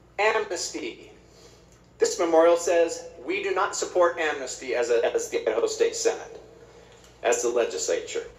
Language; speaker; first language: English; native; English